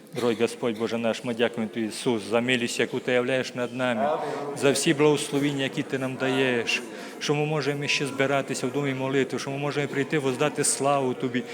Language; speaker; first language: Ukrainian; native; Ukrainian